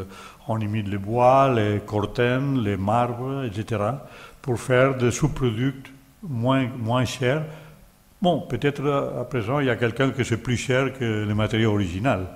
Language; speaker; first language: French; non-native, learner; Catalan